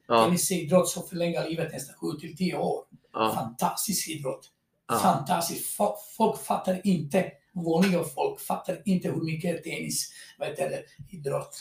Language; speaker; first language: Swedish; non-native, fluent; Croatian